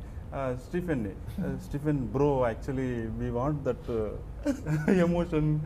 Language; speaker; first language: Telugu; native; Telugu